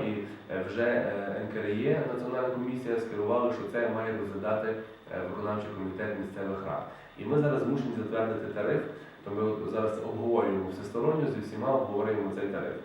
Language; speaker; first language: Ukrainian; native; Ukrainian